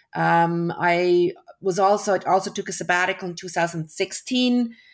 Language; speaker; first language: English; early bilingual, other home language; German